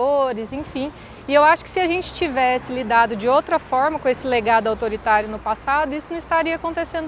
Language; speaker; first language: Portuguese; native; Portuguese